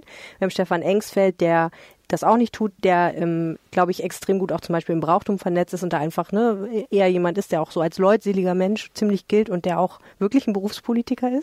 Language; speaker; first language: German; native; German